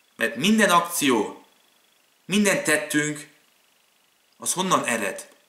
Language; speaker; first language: Hungarian; early bilingual, other home language; German